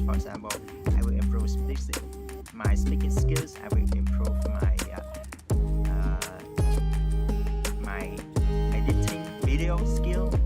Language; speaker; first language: English; non-native, fluent; Vietnamese